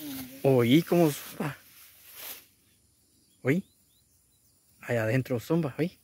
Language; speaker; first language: Spanish; native; Spanish